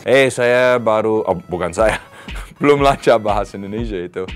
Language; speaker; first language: Indonesian; non-native, learner; English